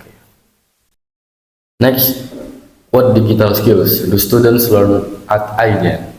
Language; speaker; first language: English; non-native, learner; Indonesian